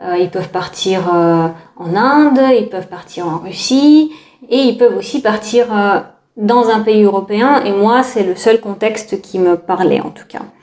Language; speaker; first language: French; non-native, fluent; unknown